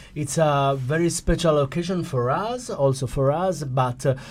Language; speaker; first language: English; non-native, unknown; Italian